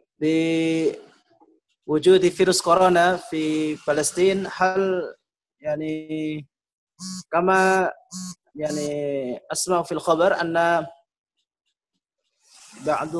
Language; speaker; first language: Arabic; non-native, learner; Indonesian